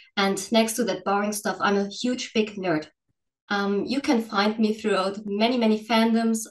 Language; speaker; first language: English; non-native, fluent; German